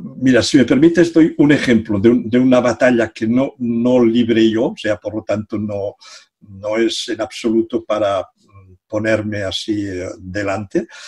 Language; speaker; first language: Spanish; non-native, local second language; Catalan